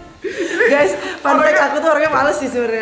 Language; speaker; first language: Indonesian; native; Indonesian